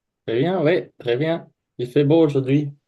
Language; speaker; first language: French; non-native, learner; English